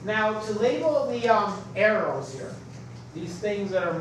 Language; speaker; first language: English; native; English